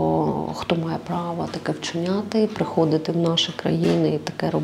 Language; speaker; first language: Ukrainian; non-native, local second language; Russian